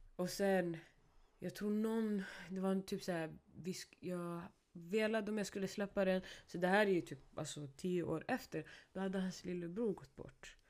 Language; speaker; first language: Swedish; early bilingual, other home language; Somali